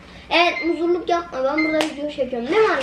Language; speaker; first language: Turkish; native; Turkish